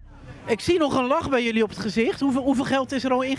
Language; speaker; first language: Dutch; native; Dutch